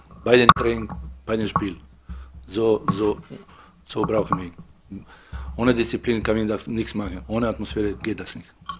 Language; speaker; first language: German; non-native, fluent; Serbian